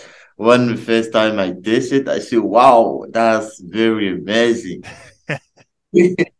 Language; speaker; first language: English; non-native, learner; French